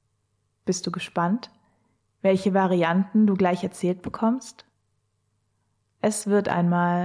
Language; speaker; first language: German; native; German